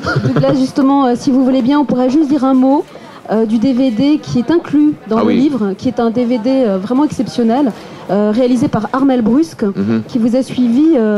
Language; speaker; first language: French; native; French